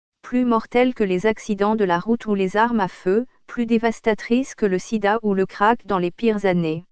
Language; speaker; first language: French; native; French